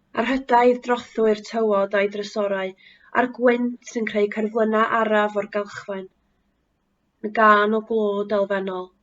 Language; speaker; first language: Welsh; native; Welsh